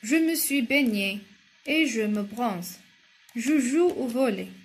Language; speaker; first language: French; non-native, local second language; Arabic